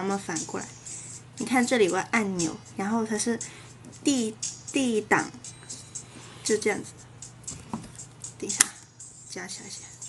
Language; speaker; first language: Chinese; native; Chinese